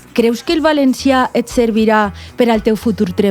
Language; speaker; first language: Catalan; native; Catalan